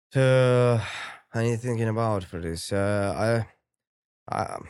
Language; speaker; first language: English; non-native, learner; Ukrainian